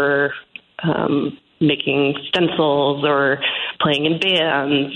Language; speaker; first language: English; native; English